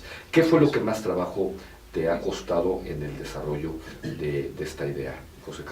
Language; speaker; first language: Spanish; native; Spanish